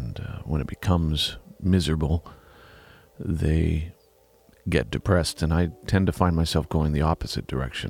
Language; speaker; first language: English; native; English